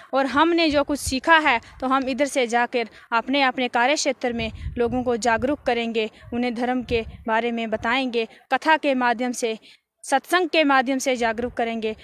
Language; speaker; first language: Hindi; non-native, local second language; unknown